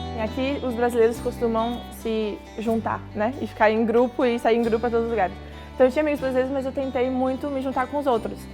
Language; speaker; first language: Portuguese; native; Portuguese